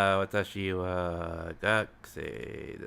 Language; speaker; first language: Japanese; non-native, learner; English